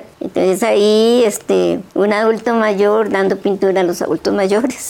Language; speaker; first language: Spanish; native; Spanish